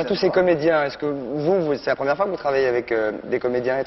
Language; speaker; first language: French; native; French